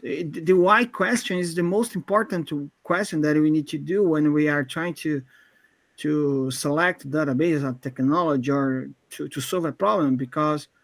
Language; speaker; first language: English; non-native, fluent; Portuguese